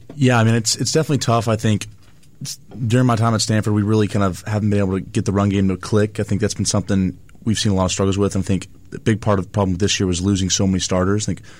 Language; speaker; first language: English; native; English